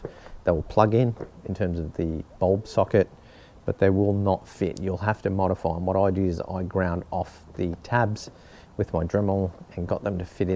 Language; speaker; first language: English; native; English